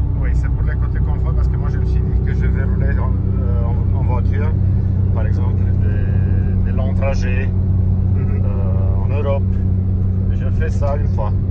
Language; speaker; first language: French; non-native, fluent; Romanian